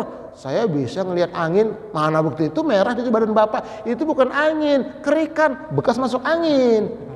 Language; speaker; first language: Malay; non-native, local second language; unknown